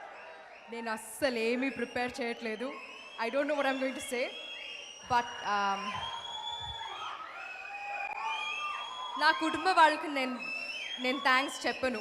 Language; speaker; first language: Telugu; non-native, learner; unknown